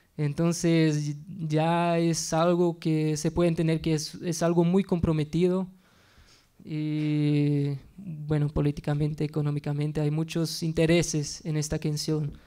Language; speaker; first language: Spanish; non-native, fluent; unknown